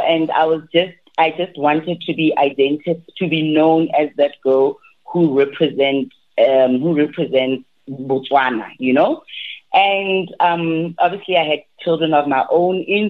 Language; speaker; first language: English; non-native, local second language; Tswana